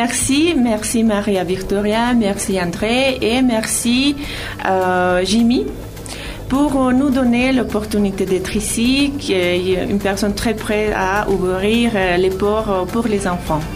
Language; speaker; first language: French; non-native, fluent; Spanish